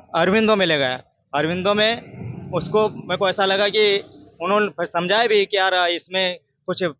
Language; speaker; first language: Hindi; native; Hindi